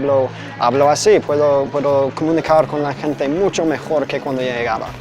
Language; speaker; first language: Spanish; non-native, learner; English